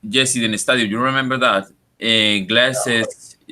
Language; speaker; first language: English; non-native, learner; Spanish